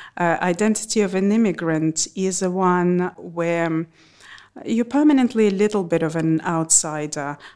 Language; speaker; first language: English; non-native, fluent; Russian